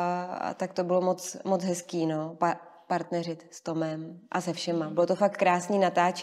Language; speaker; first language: Czech; native; Czech